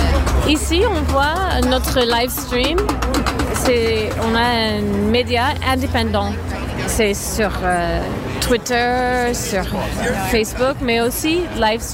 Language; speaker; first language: French; non-native, fluent; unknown